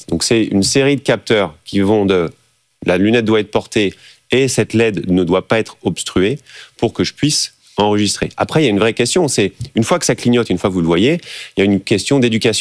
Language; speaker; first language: French; native; French